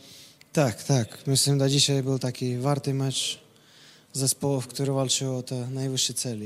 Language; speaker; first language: Polish; non-native, fluent; Russian